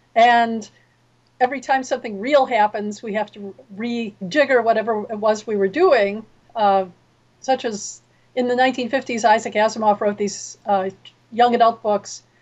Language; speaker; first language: English; native; English